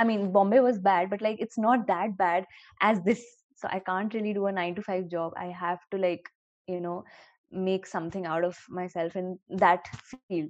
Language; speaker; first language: English; non-native, local second language; Hindi